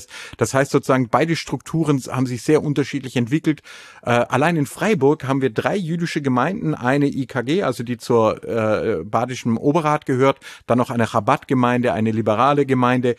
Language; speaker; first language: German; native; German